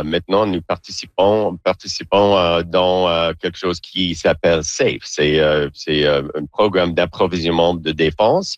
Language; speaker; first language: French; non-native, learner; English